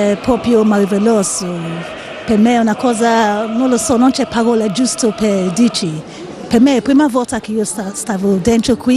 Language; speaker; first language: Italian; non-native, learner; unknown